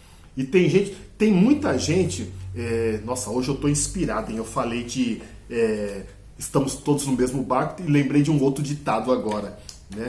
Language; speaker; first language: Portuguese; native; Portuguese